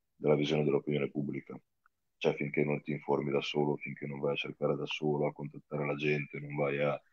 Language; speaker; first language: Italian; non-native, fluent; Russian